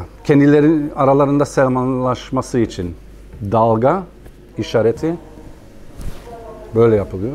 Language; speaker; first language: Turkish; non-native, fluent; German